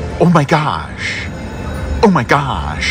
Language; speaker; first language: English; native; English